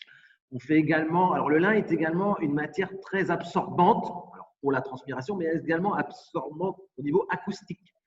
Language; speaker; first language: French; native; French